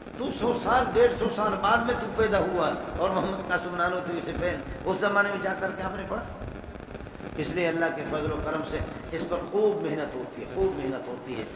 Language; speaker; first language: Urdu; non-native, local second language; Brahui